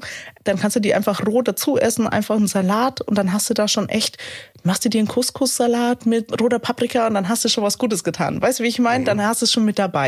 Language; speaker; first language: German; native; German